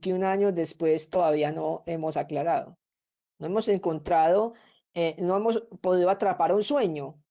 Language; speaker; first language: Spanish; native; Spanish